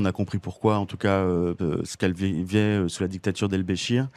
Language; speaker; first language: French; native; French